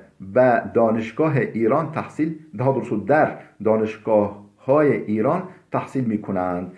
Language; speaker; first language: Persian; non-native, fluent; Turkish